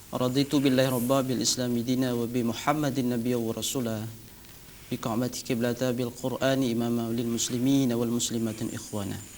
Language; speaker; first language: Indonesian; non-native, local second language; Achinese